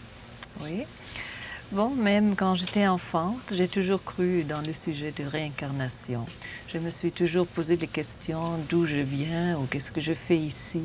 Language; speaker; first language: French; non-native, fluent; German